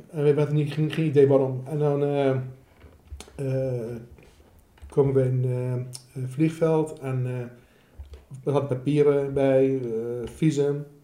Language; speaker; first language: Dutch; non-native, fluent; Assyrian Neo-Aramaic